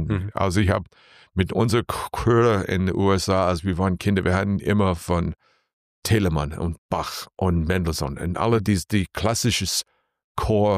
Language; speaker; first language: German; non-native, learner; English